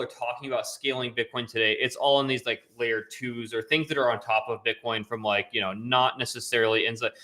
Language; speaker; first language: English; native; English